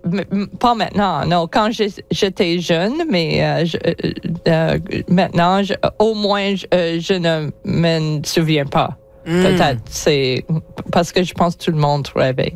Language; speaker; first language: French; non-native, learner; English